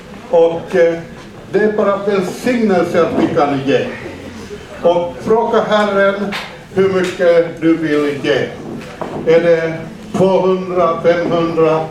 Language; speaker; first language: Swedish; non-native, fluent; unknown